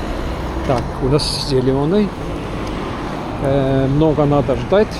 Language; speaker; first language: Russian; non-native, local second language; Estonian